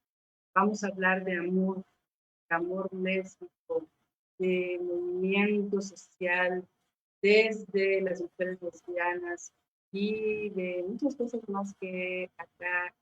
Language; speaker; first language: Spanish; native; Spanish